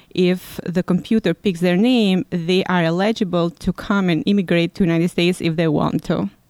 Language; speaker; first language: English; non-native, fluent; Albanian